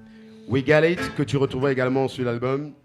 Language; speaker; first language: French; native; French